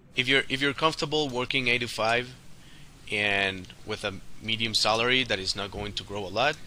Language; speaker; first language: English; non-native, fluent; Spanish